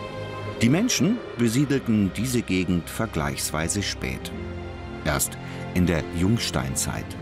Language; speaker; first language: German; native; German